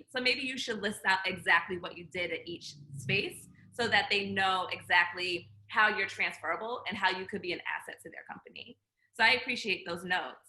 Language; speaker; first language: English; native; English